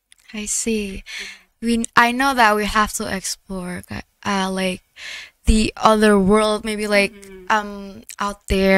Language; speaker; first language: English; non-native, learner; Indonesian